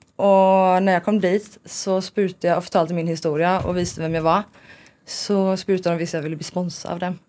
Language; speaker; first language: Swedish; native; Swedish